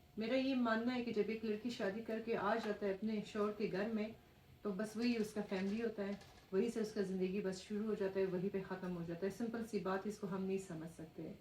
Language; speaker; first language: Urdu; non-native, fluent; Persian